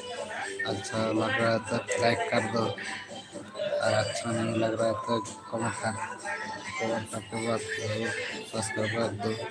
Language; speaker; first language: Hindi; non-native, local second language; Santali